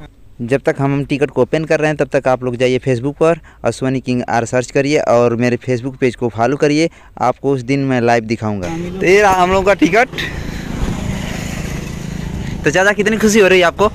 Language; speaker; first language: Hindi; native; Hindi